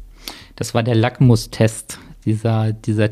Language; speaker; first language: German; native; German